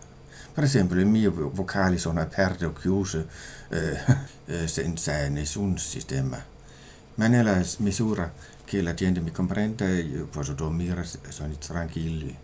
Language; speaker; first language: Italian; non-native, fluent; Danish